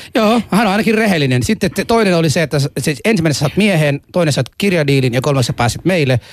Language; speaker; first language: Finnish; early bilingual, other home language; Somali